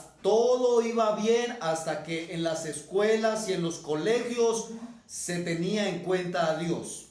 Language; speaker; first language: Spanish; native; Spanish